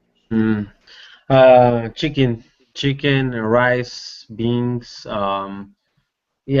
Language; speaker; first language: English; non-native, learner; Portuguese